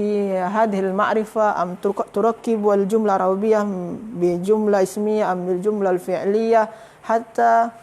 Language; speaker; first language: Arabic; non-native, fluent; Malay